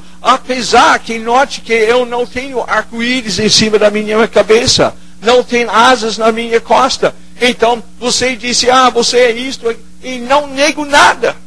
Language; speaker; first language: Portuguese; non-native, fluent; English